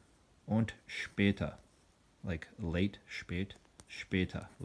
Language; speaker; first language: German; non-native, fluent; English